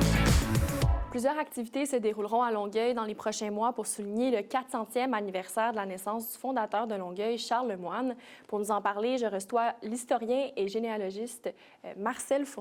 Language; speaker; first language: French; native; French